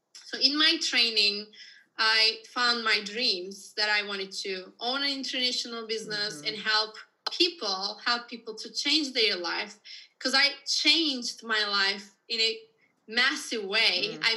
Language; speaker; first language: English; non-native, fluent; Turkish